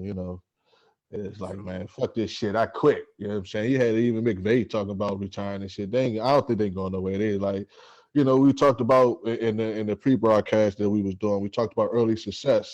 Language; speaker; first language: English; native; English